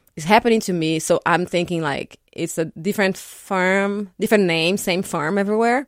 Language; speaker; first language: English; non-native, fluent; Portuguese